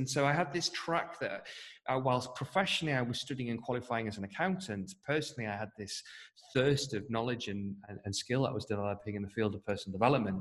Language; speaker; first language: English; native; English